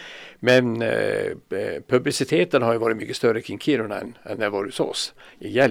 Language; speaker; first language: Swedish; native; Swedish